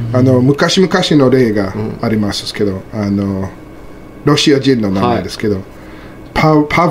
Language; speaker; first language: Japanese; non-native, learner; English